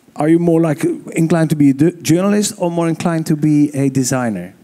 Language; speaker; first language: English; non-native, fluent; Dutch